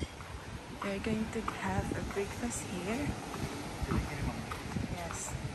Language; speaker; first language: English; non-native, learner; Indonesian